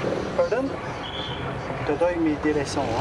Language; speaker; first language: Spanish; non-native, learner; French